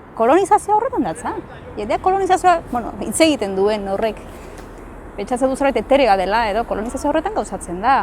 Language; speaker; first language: Basque; native; Basque